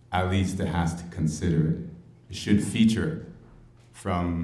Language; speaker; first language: English; native; English